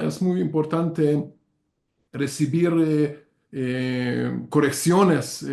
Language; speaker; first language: Spanish; non-native, learner; Hungarian